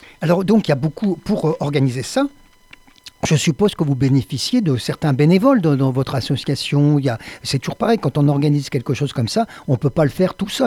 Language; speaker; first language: French; native; French